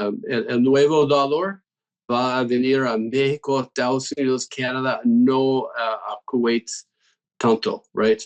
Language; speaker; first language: Spanish; non-native, fluent; English